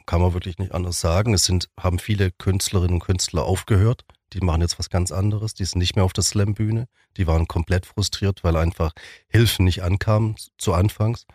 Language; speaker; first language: German; native; German